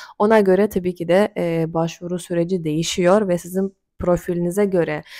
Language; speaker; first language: Turkish; non-native, fluent; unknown